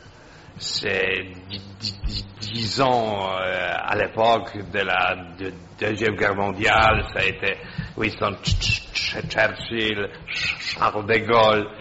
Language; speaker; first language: French; non-native, fluent; Polish